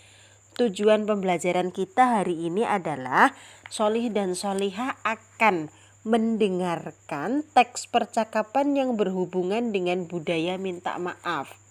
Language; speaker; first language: Indonesian; native; Indonesian